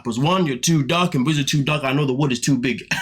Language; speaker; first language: English; native; English